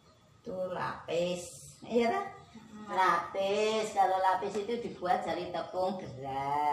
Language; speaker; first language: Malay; non-native, local second language; Javanese